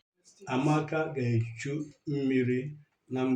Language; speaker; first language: Igbo; native; Igbo